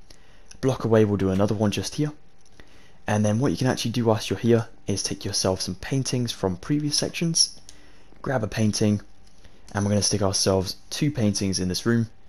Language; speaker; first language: English; native; English